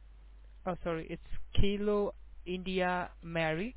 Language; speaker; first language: English; non-native, local second language; Gujarati